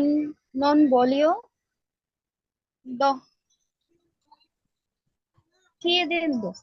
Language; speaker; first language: Italian; non-native, learner; Bangla